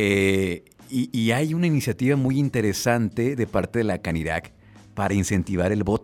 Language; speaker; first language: Spanish; native; Spanish